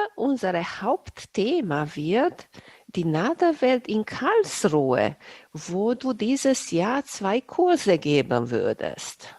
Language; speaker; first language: German; non-native, fluent; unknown